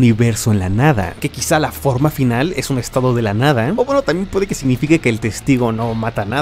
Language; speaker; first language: Spanish; native; Spanish